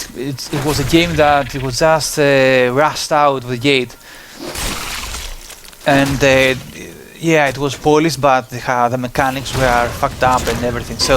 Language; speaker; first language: English; non-native, fluent; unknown